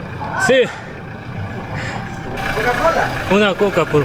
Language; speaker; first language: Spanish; non-native, learner; Korean